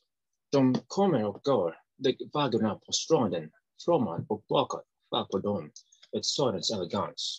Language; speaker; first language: Swedish; non-native, learner; English